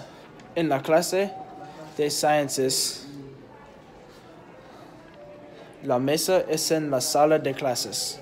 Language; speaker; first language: Spanish; non-native, learner; English